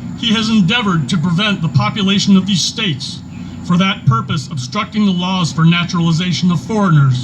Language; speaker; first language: English; native; English